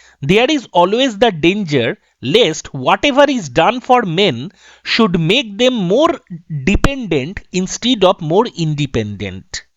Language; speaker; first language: English; non-native, local second language; Bangla